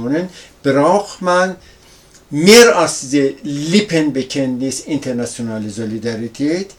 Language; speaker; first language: German; non-native, learner; Persian